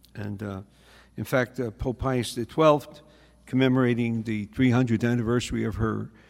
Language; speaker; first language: English; native; English